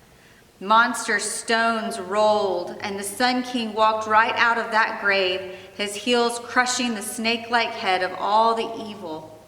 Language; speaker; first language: English; native; English